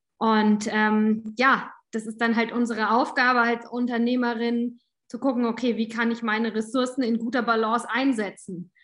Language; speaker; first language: German; native; German